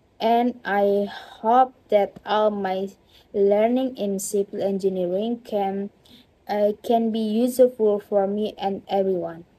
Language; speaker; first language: English; non-native, learner; Indonesian